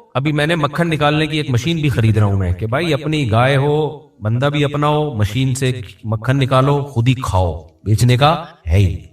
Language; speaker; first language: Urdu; native; Urdu